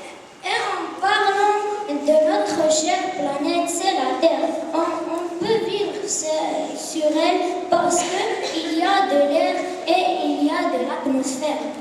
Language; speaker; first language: French; non-native, local second language; Arabic